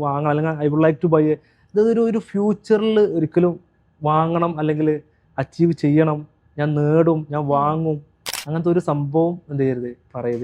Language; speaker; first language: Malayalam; native; Malayalam